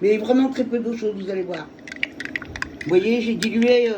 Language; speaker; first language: French; native; French